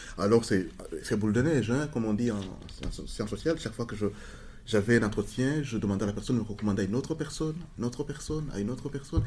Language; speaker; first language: French; non-native, local second language; Kinyarwanda